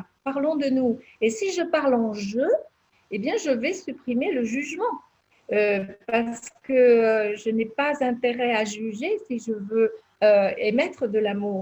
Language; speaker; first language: French; native; French